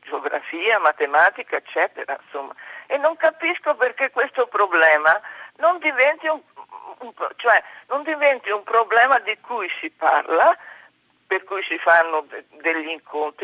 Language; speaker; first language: Italian; native; Italian